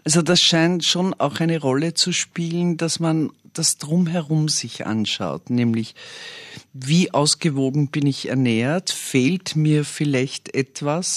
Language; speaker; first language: German; native; German